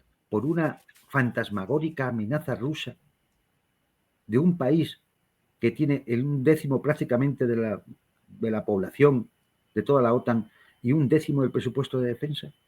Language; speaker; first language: Spanish; native; Spanish